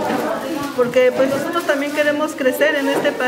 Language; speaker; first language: Spanish; native; Spanish